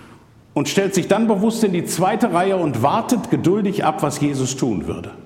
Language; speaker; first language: German; native; German